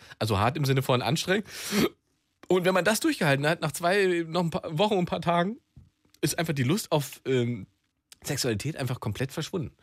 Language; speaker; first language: German; native; German